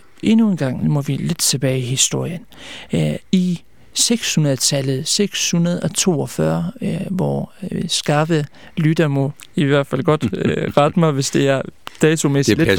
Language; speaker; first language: Danish; early bilingual, other home language; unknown